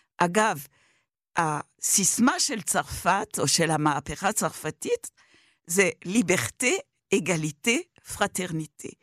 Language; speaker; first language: Hebrew; non-native, fluent; French